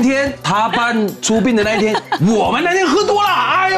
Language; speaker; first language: Chinese; native; Chinese